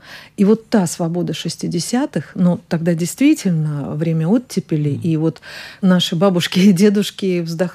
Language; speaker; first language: Russian; native; Russian